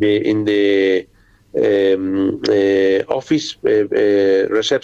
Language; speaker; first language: English; non-native, learner; Spanish